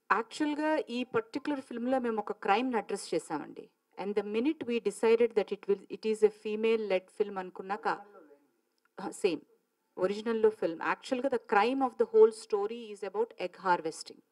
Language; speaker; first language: Telugu; native; Telugu